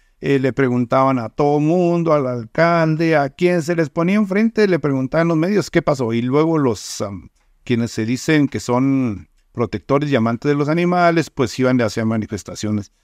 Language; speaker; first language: Spanish; native; Spanish